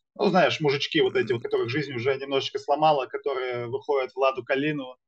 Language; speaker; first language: Russian; native; Russian